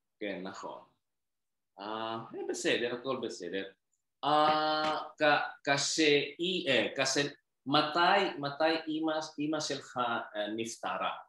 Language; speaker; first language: Hebrew; non-native, learner; Indonesian